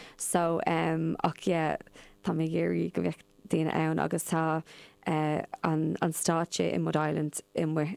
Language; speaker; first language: Irish; non-native, local second language; English